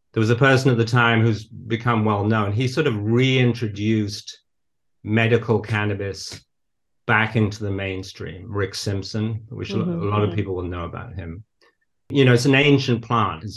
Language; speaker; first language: English; native; English